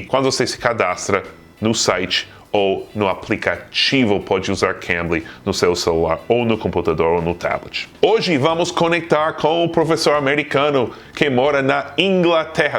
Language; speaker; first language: Portuguese; non-native, fluent; English